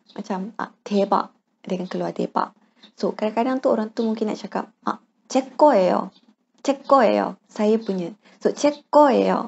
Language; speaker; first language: Malay; native; Malay